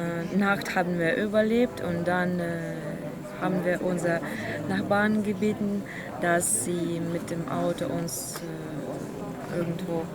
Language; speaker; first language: German; non-native, learner; Ukrainian